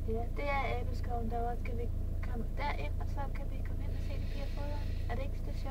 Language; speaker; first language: Danish; native; Danish